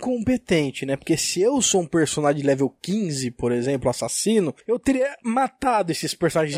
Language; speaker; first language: Portuguese; native; Portuguese